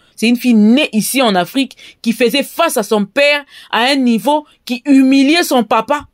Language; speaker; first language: French; non-native, local second language; Lingala